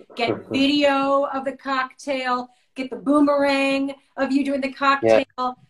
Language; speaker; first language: English; native; English